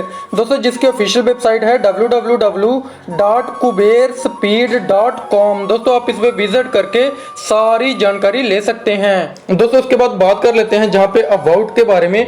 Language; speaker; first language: Hindi; native; Hindi